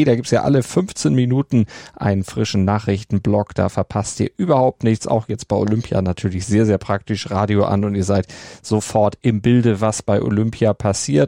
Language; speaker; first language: German; native; German